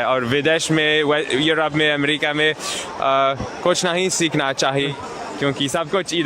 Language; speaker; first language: Hindi; non-native, learner; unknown